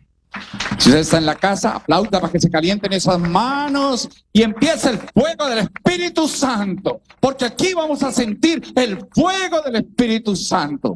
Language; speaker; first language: Spanish; native; Spanish